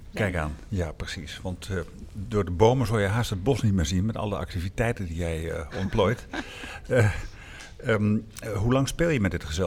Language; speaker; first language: Dutch; native; Dutch